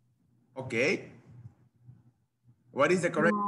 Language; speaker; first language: English; non-native, fluent; Spanish